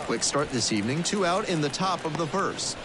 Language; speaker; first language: English; native; English